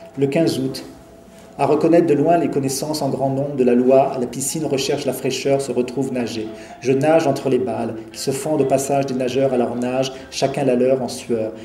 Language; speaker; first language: French; native; French